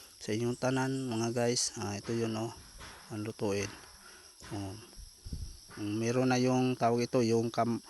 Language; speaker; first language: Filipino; non-native, local second language; Cebuano